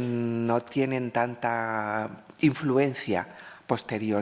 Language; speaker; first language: Spanish; native; Spanish